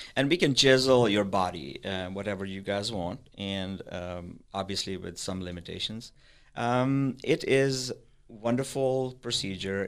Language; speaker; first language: English; non-native, local second language; Urdu